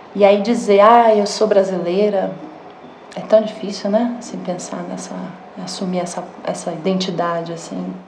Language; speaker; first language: Portuguese; native; Portuguese